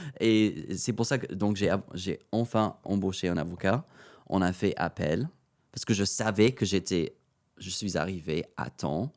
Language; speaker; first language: French; non-native, fluent; English